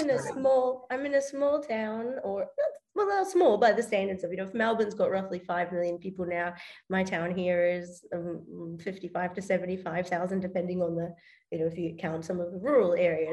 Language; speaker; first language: English; native; English